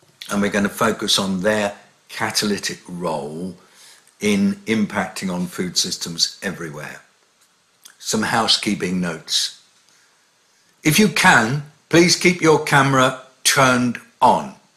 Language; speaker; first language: English; native; English